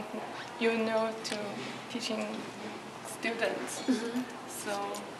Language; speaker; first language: English; non-native, learner; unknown